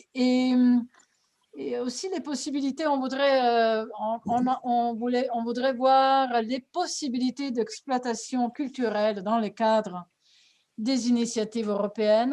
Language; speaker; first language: French; non-native, fluent; Italian